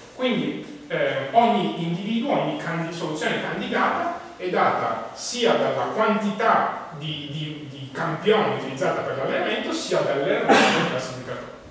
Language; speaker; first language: Italian; native; Italian